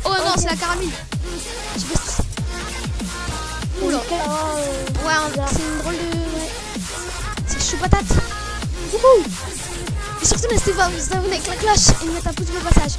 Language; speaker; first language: French; native; French